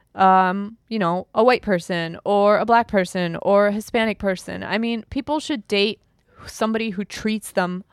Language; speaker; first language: English; early bilingual, other home language; German